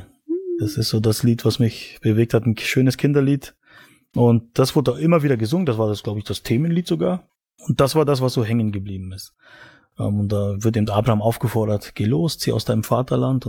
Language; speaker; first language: German; native; German